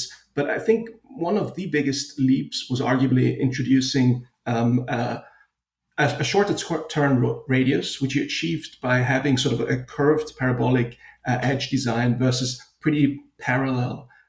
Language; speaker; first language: English; non-native, fluent; German